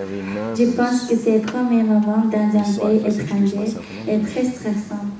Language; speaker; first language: French; non-native, fluent; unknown